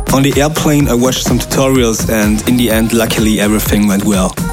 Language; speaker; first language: English; non-native, fluent; German